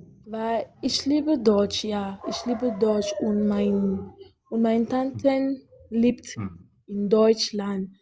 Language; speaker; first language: German; non-native, learner; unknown